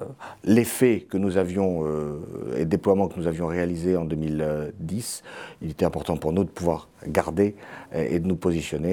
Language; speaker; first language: French; native; French